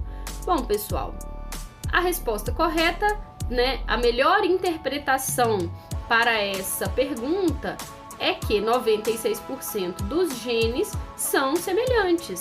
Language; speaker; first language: Portuguese; native; Portuguese